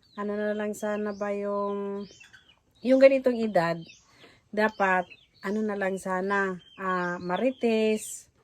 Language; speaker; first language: Filipino; non-native, local second language; Cebuano